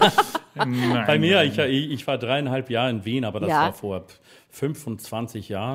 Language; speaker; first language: German; non-native, learner; English